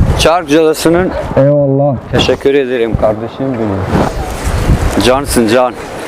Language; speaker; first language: Turkish; non-native, learner; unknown